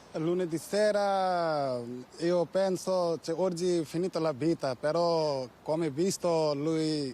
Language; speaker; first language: Italian; non-native, learner; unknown